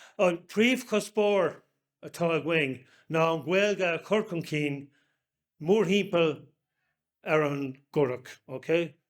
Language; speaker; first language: Irish; non-native, local second language; English